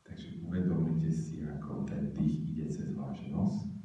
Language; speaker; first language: Slovak; native; Slovak